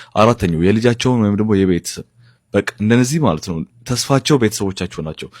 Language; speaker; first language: Amharic; native; Amharic